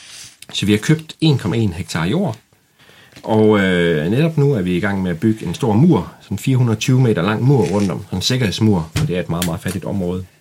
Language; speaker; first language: Danish; native; Danish